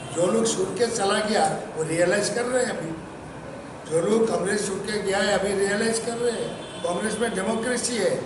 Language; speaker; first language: Hindi; non-native, local second language; Bangla